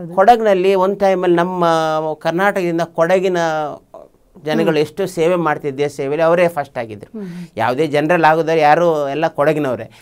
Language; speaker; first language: Kannada; native; Kannada